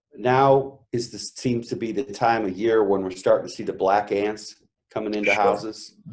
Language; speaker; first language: English; native; English